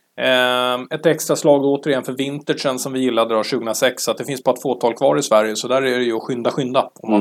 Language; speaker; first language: Swedish; native; Swedish